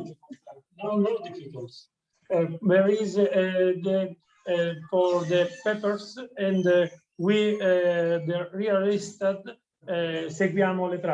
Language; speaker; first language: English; non-native, learner; Italian